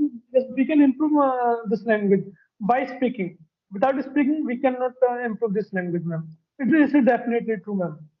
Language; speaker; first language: English; non-native, learner; Hindi